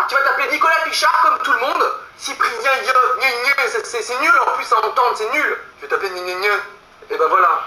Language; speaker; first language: French; native; French